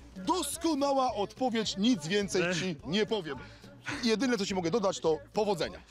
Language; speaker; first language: Polish; native; Polish